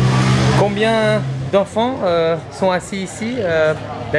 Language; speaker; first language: French; native; French